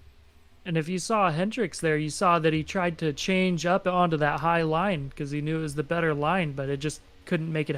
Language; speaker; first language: English; native; English